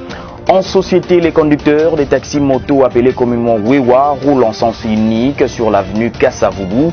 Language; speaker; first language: French; native; French